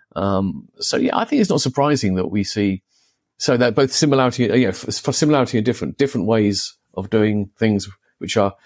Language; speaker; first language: English; native; English